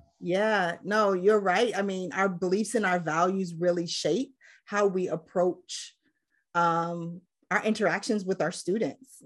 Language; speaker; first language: English; native; English